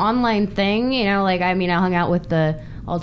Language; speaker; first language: English; native; English